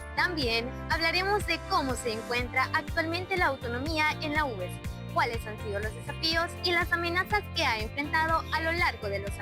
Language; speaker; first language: Spanish; native; Spanish